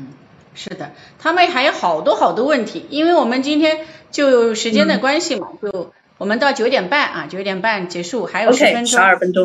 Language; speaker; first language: Chinese; native; Chinese